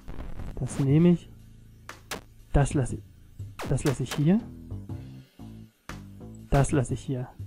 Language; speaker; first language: German; native; German